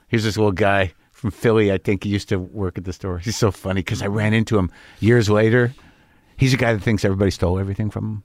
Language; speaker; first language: English; native; English